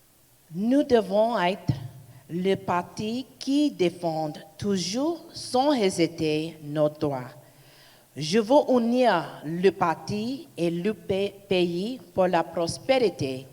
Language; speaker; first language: French; non-native, learner; English